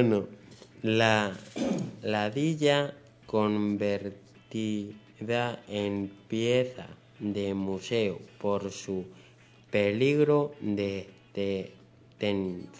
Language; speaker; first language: Spanish; native; Spanish